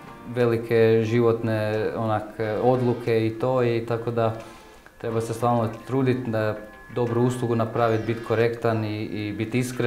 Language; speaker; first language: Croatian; early bilingual, heritage; Croatian